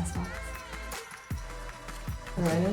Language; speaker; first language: German; non-native, learner; English